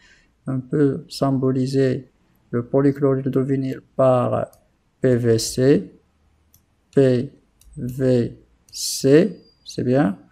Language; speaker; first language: French; non-native, local second language; Arabic